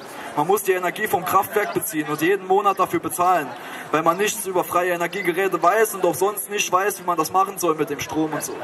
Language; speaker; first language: German; native; German